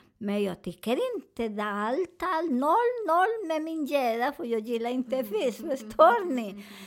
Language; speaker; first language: Swedish; non-native, learner; Spanish